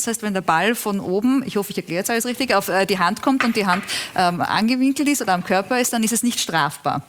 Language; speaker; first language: German; native; German